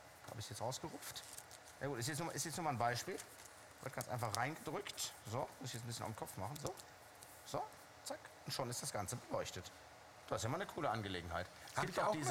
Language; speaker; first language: German; native; German